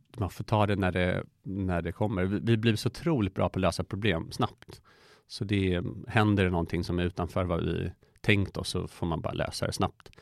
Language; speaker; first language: Swedish; early bilingual, other home language; Persian